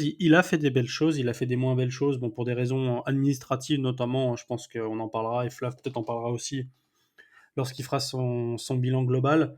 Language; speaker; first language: French; native; French